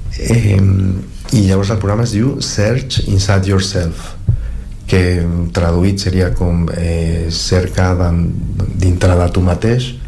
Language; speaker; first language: Catalan; non-native, fluent; Spanish